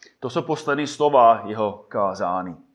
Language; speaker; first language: Czech; non-native, fluent; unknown